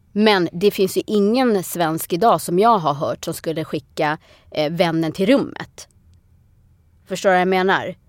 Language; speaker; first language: Swedish; early bilingual, other home language; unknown